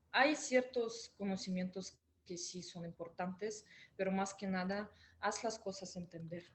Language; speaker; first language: Spanish; non-native, fluent; Russian